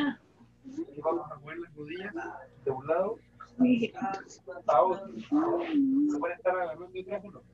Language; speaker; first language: Spanish; native; Spanish